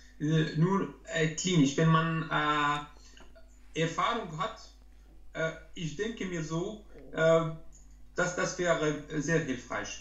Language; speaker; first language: German; non-native, learner; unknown